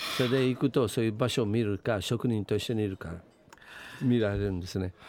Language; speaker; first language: Japanese; non-native, fluent; Italian